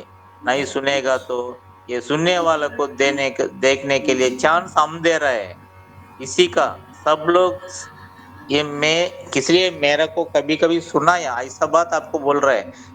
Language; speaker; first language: Hindi; non-native, local second language; Telugu